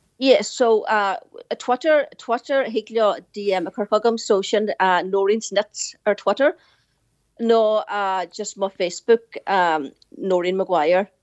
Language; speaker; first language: Irish; native; Irish